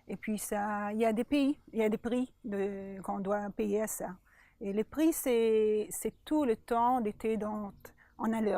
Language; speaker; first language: French; non-native, learner; Hebrew